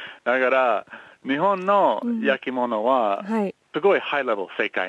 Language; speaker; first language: Japanese; non-native, learner; English